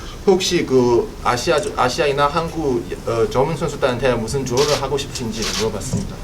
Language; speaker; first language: Korean; non-native, learner; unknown